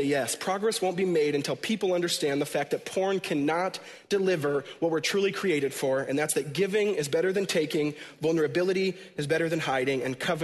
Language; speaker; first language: English; native; English